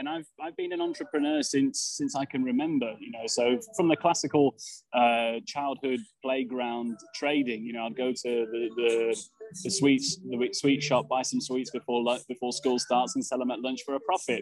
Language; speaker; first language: English; native; English